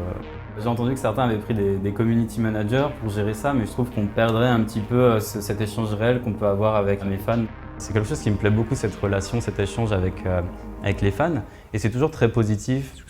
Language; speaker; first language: French; native; French